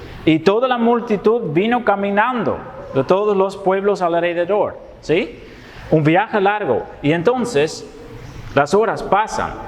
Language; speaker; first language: Spanish; non-native, fluent; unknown